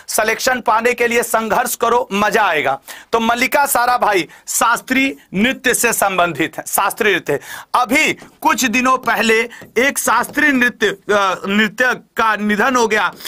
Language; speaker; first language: Hindi; native; Hindi